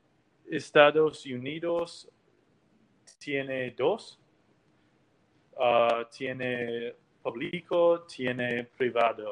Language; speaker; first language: Spanish; non-native, learner; English